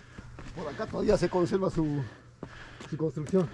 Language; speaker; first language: Spanish; native; Spanish